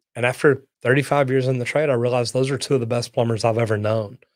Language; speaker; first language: English; native; English